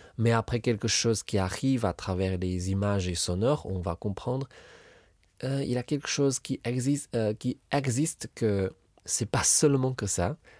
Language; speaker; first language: French; non-native, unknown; Chinese